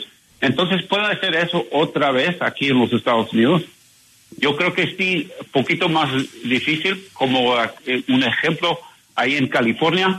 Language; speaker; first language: Spanish; non-native, learner; English